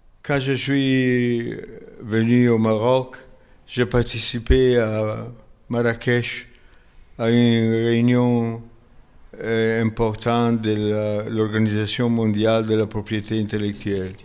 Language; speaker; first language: French; non-native, fluent; Italian